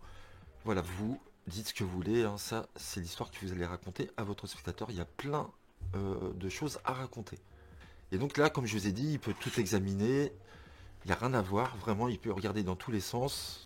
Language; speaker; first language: French; native; French